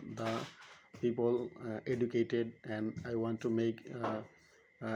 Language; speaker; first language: English; non-native, learner; Bangla